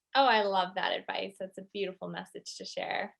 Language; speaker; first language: English; native; English